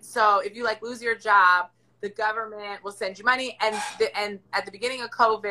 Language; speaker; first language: English; native; English